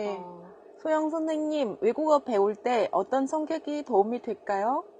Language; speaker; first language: Korean; non-native, fluent; Vietnamese